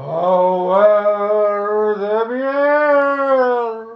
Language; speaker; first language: French; non-native, learner; Russian